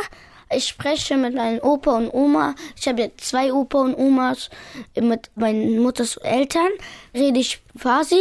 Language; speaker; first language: German; early bilingual, other home language; Pashto